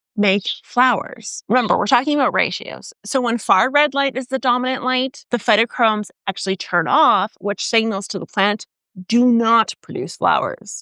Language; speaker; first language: English; native; English